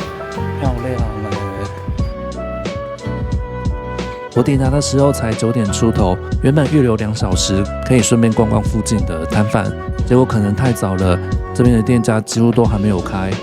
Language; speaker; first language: Chinese; native; Chinese